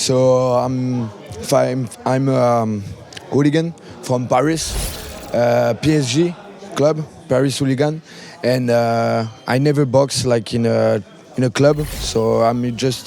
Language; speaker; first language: English; non-native, learner; French